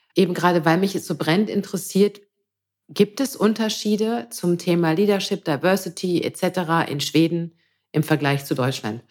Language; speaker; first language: German; native; German